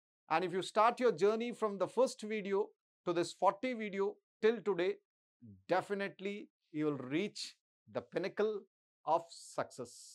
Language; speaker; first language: English; non-native, local second language; Telugu